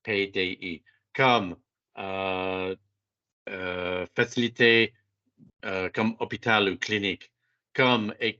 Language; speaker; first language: French; non-native, fluent; English